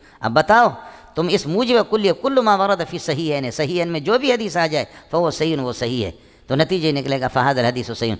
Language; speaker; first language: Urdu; non-native, local second language; Brahui